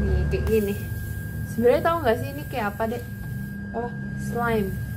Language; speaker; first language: Indonesian; early bilingual, heritage; Indonesian